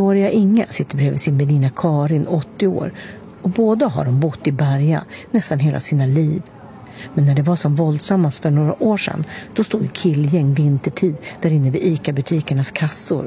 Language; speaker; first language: Swedish; native; Swedish